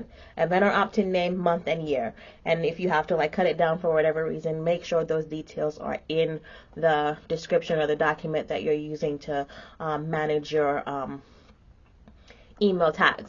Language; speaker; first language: English; native; English